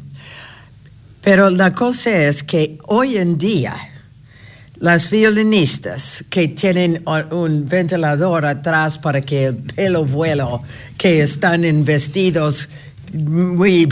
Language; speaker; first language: Spanish; non-native, fluent; English